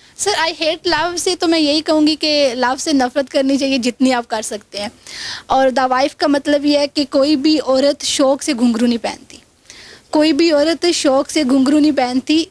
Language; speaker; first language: Urdu; non-native, local second language; Punjabi